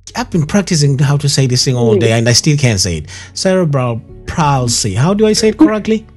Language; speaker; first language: English; non-native, local second language; Zulu